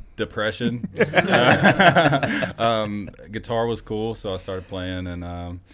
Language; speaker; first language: English; native; English